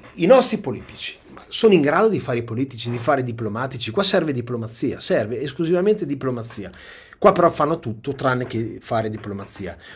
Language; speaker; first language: Italian; native; Italian